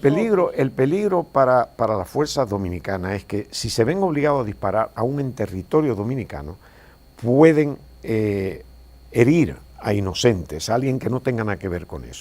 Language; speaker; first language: Spanish; native; Spanish